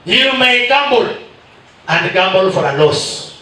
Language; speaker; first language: English; non-native, local second language; Swahili